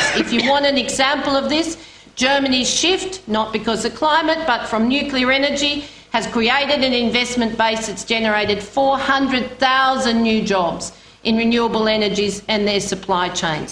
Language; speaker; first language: English; native; English